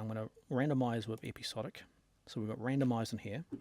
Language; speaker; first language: English; native; English